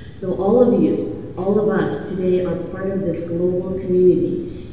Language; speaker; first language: English; early bilingual, other home language; Korean